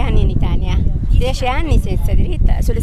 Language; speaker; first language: Italian; non-native, learner; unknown